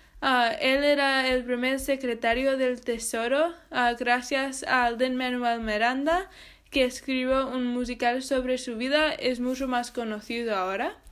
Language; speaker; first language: Spanish; non-native, fluent; English